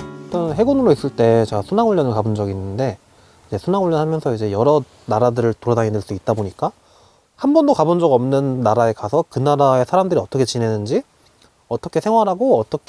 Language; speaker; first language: Korean; native; Korean